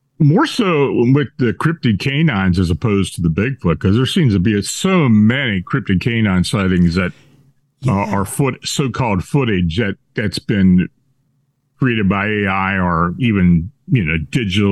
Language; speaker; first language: English; native; English